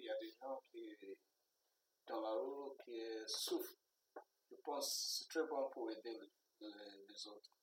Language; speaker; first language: French; non-native, learner; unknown